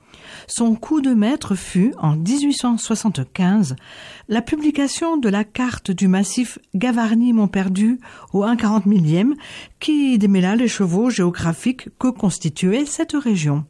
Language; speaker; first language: French; native; French